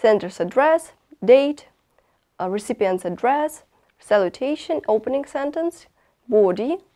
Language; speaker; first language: English; non-native, fluent; Russian